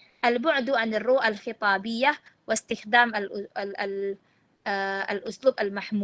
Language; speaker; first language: Arabic; non-native, fluent; Indonesian